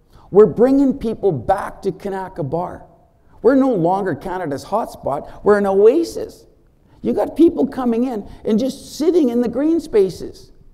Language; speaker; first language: English; native; English